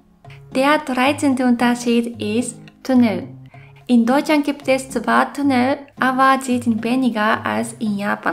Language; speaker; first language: German; non-native, fluent; Japanese